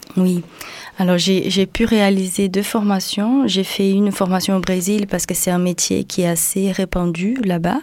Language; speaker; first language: French; non-native, fluent; Portuguese